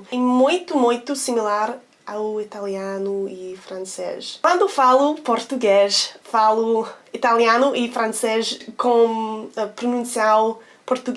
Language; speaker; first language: Portuguese; non-native, learner; English